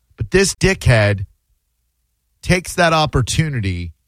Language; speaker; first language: English; native; English